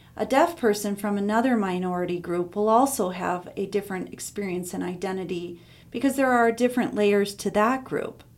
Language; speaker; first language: English; native; English